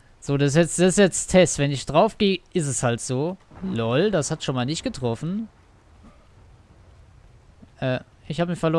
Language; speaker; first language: German; native; German